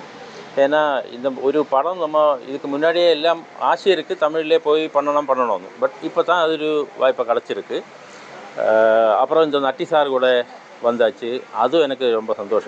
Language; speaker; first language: Tamil; non-native, fluent; Malayalam